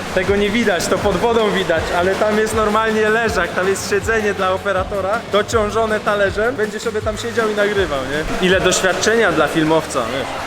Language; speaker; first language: Polish; early bilingual, heritage; Polish